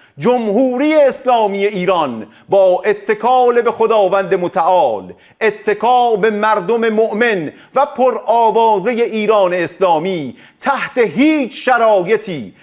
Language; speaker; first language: Persian; native; Persian